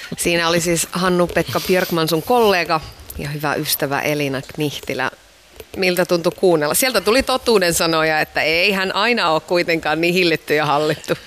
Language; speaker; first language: Finnish; native; Finnish